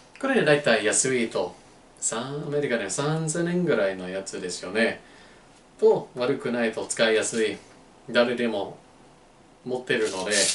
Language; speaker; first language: Japanese; non-native, learner; English